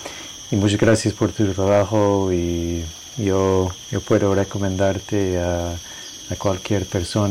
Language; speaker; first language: Spanish; non-native, learner; English